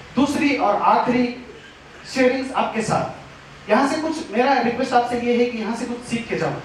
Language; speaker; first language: Hindi; non-native, local second language; Marathi